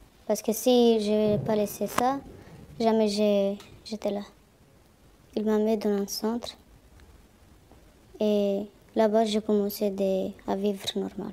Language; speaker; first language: French; non-native, learner; Romanian